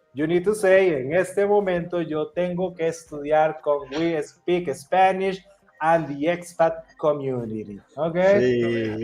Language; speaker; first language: Spanish; non-native, fluent; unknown